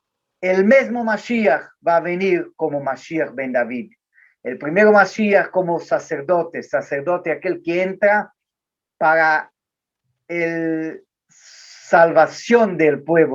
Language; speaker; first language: Spanish; non-native, learner; Portuguese